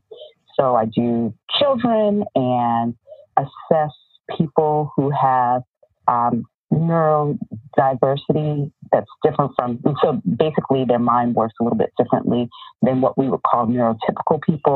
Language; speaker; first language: English; native; English